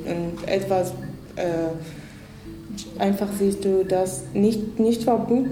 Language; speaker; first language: German; non-native, learner; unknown